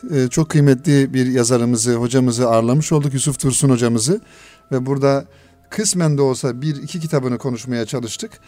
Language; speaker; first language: Turkish; native; Turkish